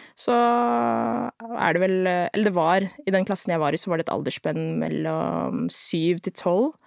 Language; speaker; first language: Norwegian; early bilingual, other home language; Filipino